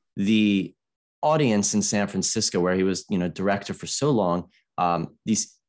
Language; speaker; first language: English; native; English